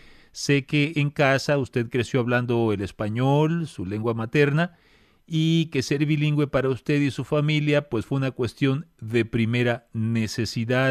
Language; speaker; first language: Spanish; native; Spanish